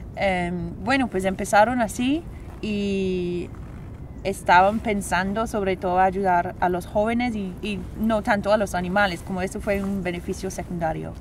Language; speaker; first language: Spanish; non-native, fluent; English